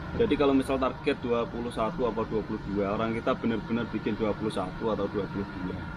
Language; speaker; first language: Indonesian; non-native, local second language; Javanese